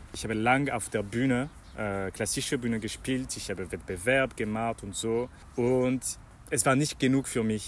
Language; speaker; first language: German; non-native, learner; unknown